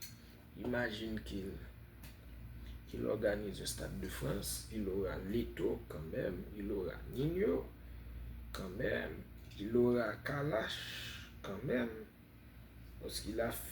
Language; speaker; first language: French; non-native, fluent; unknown